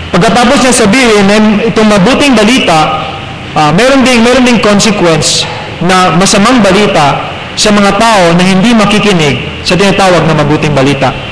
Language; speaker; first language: Filipino; non-native, local second language; Cebuano